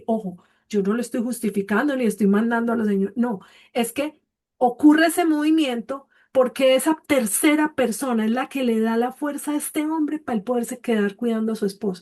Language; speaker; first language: Spanish; native; Spanish